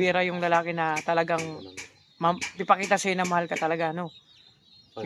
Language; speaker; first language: Filipino; native; Filipino